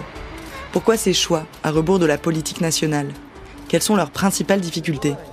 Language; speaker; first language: French; native; French